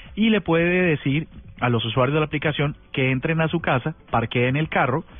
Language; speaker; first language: Spanish; native; Spanish